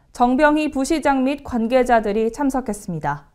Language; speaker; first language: Korean; native; Korean